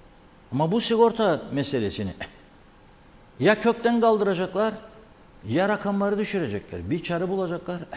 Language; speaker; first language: Turkish; native; Turkish